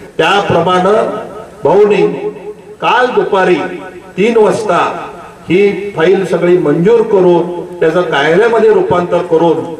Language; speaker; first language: Marathi; native; Marathi